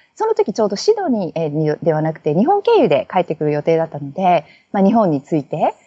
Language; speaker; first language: Japanese; native; Japanese